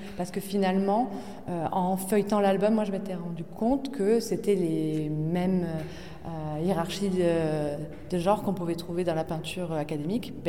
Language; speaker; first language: French; native; French